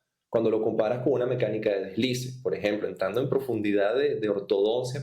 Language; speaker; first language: Spanish; native; Spanish